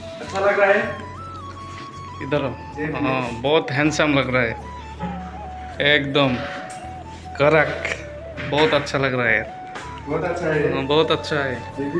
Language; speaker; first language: Hindi; non-native, learner; Bangla